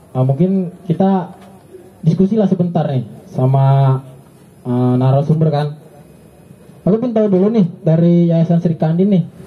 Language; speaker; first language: Indonesian; native; Indonesian